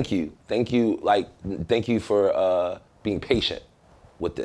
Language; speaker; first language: English; native; English